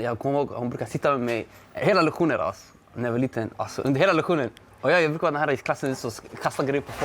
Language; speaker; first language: Swedish; early bilingual, other home language; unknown